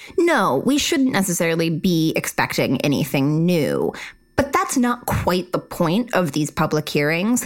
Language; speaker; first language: English; native; English